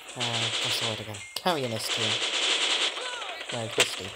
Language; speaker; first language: English; native; English